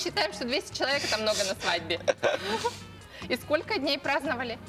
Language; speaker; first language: Russian; native; Russian